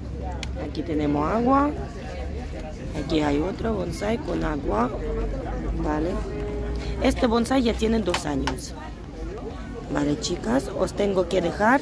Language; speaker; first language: Spanish; non-native, fluent; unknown